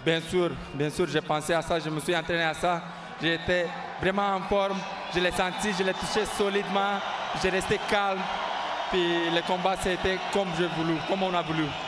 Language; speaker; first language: French; non-native, fluent; Romanian